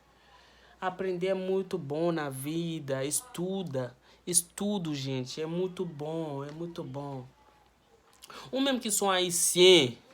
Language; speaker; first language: Portuguese; non-native, learner; Haitian Creole